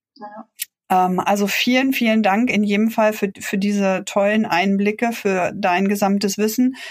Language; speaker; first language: German; native; German